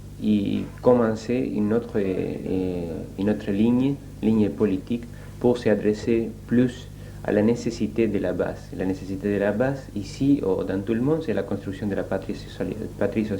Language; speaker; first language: French; non-native, learner; Spanish